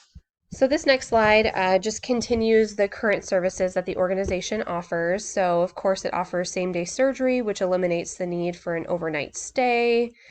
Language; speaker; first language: English; native; English